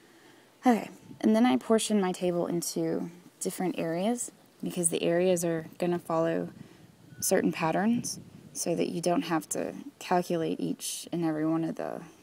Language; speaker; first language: English; native; English